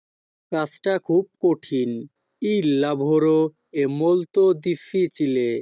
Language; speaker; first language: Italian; non-native, fluent; Bangla